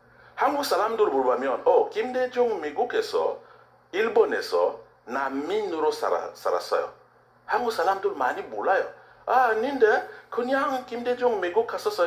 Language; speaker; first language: Korean; non-native, learner; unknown